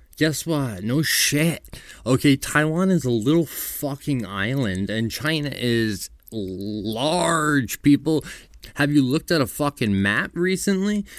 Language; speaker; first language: English; native; English